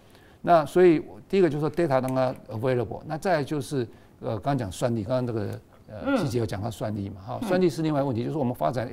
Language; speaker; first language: Chinese; native; Chinese